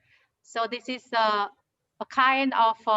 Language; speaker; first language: English; non-native, fluent; Indonesian